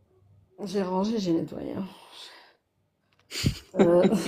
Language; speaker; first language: French; native; French